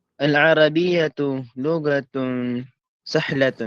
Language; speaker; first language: Arabic; non-native, learner; Filipino